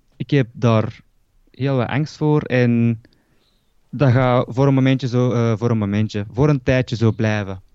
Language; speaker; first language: Dutch; early bilingual, other home language; Turkish